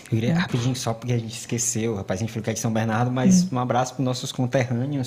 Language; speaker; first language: Portuguese; native; Portuguese